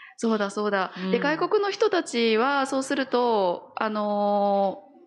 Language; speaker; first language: Japanese; native; Japanese